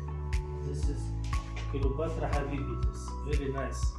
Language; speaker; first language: English; non-native, learner; Arabic